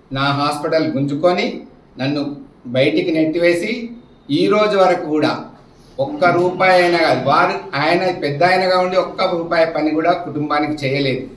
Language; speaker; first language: Telugu; native; Telugu